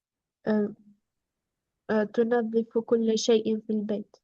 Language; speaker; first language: Arabic; non-native, learner; Albanian